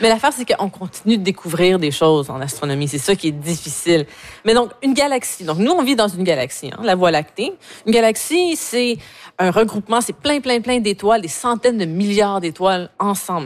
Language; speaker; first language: French; native; French